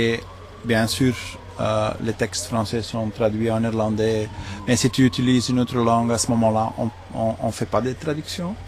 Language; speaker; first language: French; non-native, local second language; Dutch